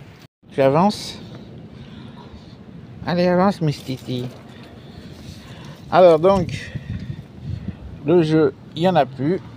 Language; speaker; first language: French; native; French